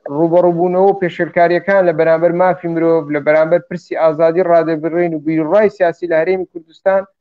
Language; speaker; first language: Central Kurdish; native; Central Kurdish